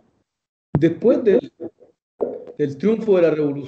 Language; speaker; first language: Spanish; native; Spanish